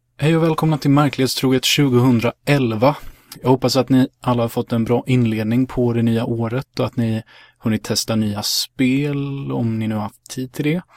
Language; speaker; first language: Swedish; early bilingual, other home language; Hungarian